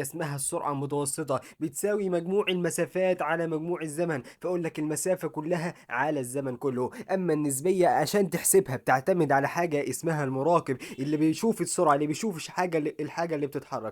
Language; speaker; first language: Arabic; native; Arabic